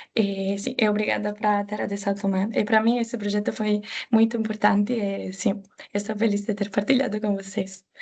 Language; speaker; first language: Portuguese; non-native, fluent; Italian